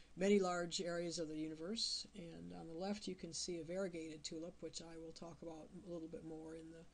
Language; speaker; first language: English; native; English